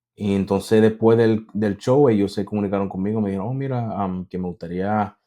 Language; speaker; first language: Spanish; early bilingual, heritage; Spanish